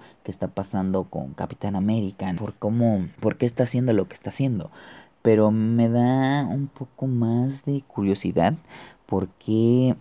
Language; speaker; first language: Spanish; native; Spanish